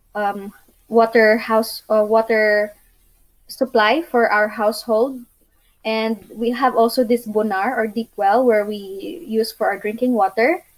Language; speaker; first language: English; non-native, local second language; Cebuano